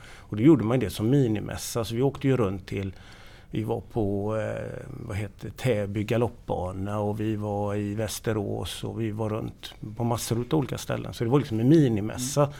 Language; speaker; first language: Swedish; native; Swedish